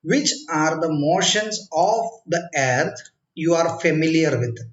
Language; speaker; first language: English; non-native, local second language; Malayalam